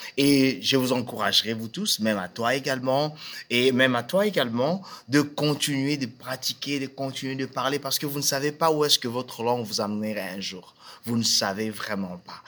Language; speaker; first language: French; non-native, local second language; Swahili